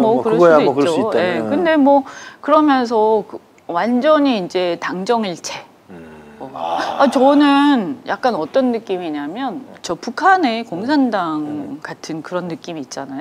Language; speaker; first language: Korean; native; Korean